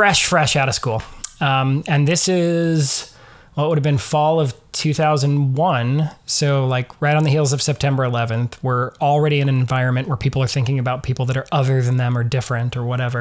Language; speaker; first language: English; native; English